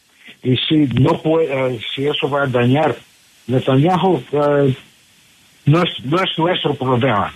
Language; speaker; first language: Spanish; non-native, fluent; English